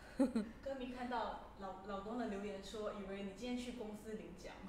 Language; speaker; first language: Chinese; native; Chinese